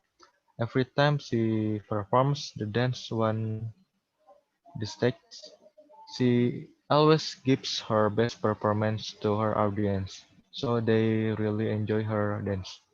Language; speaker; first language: English; non-native, learner; Indonesian